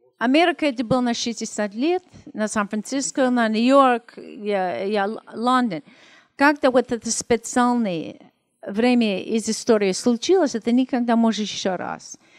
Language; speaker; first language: Russian; non-native, learner; English